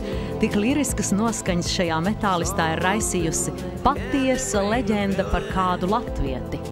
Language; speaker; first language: Latvian; native; Latvian